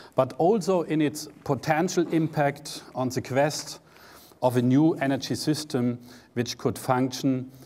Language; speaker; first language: English; non-native, fluent; German